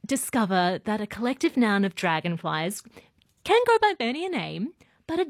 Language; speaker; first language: English; native; English